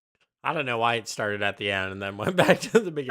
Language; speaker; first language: English; native; English